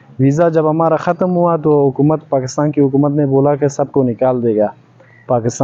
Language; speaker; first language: Hindi; non-native, learner; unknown